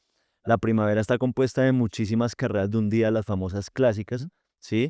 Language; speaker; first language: Spanish; native; Spanish